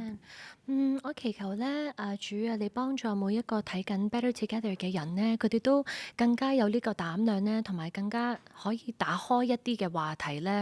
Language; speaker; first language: Cantonese; native; Cantonese